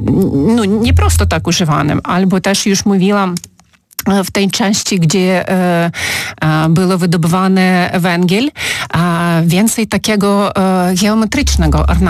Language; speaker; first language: Polish; non-native, fluent; Ukrainian